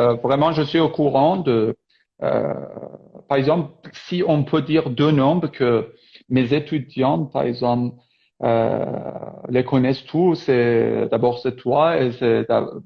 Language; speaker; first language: French; non-native, fluent; Persian